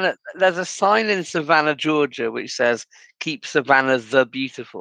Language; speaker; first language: English; native; English